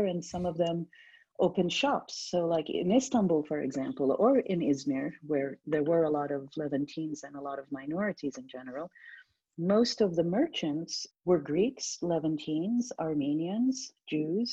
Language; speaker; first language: English; non-native, fluent; Turkish